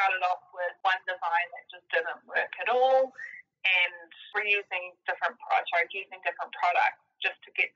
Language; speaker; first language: English; native; English